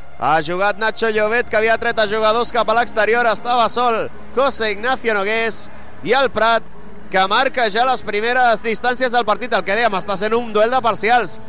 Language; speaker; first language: Catalan; native; Catalan